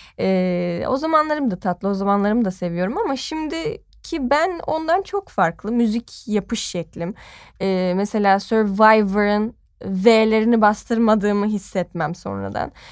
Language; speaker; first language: Turkish; native; Turkish